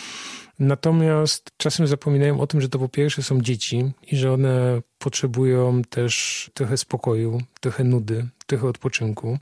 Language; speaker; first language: Polish; native; Polish